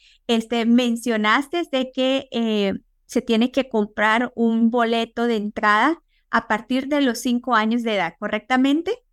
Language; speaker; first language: Spanish; native; Spanish